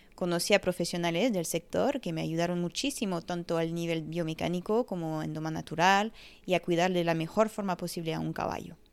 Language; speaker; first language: Spanish; non-native, fluent; French